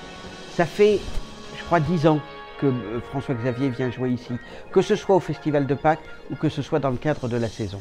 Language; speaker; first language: French; native; French